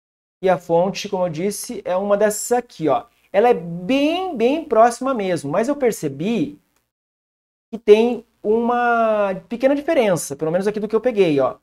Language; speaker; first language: Portuguese; native; Portuguese